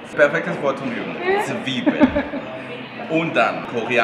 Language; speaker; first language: German; non-native, fluent; Spanish